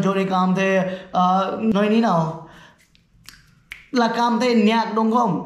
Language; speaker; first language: Vietnamese; non-native, learner; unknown